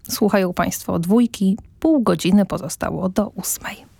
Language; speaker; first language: Polish; native; Polish